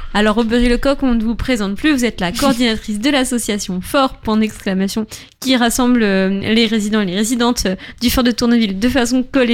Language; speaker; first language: French; native; French